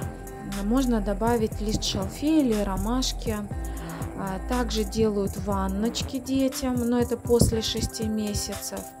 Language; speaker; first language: Russian; native; Russian